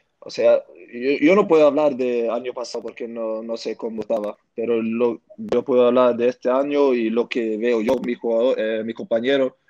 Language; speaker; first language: Spanish; early bilingual, heritage; Swedish